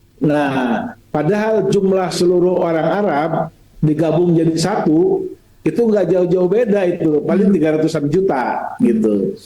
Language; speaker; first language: Indonesian; native; Indonesian